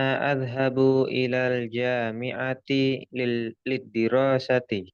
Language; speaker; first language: Arabic; non-native, learner; Indonesian